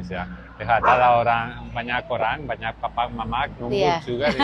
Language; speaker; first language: Indonesian; non-native, learner; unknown